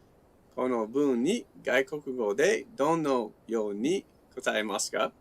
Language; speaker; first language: Japanese; non-native, learner; English